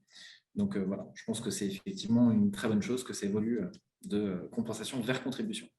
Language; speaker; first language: French; native; French